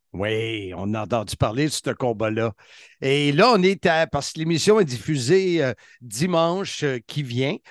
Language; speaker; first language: French; native; French